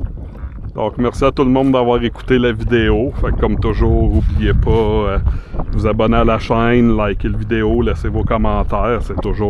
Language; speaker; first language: French; native; French